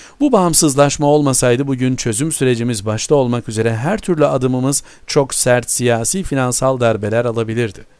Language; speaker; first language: Turkish; native; Turkish